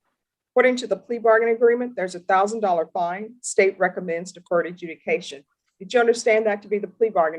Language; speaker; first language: English; native; English